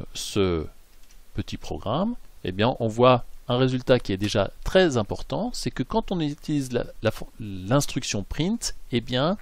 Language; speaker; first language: French; native; French